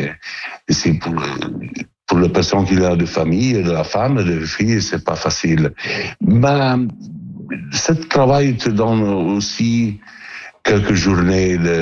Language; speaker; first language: French; non-native, learner; Italian